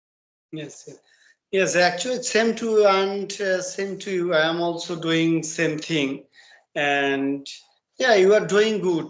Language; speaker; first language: English; non-native, learner; Bangla